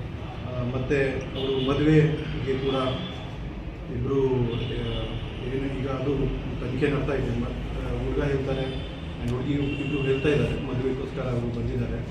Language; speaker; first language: Kannada; non-native, fluent; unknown